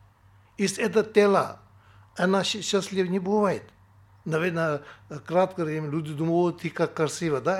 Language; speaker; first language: Russian; non-native, learner; Tibetan